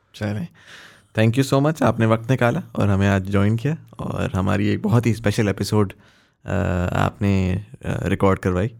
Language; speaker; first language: Urdu; native; Urdu